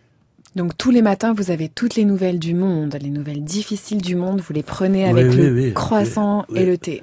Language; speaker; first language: French; native; French